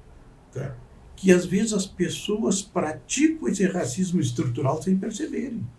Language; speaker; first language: Portuguese; native; Portuguese